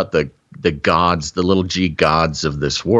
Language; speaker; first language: English; native; English